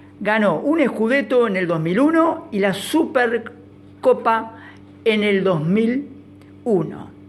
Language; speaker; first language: Spanish; native; Spanish